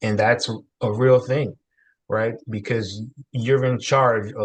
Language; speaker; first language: English; native; English